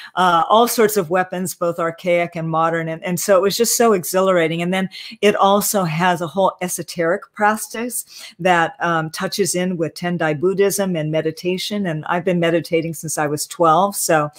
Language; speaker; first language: English; native; English